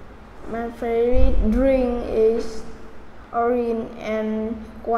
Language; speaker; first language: English; non-native, learner; Vietnamese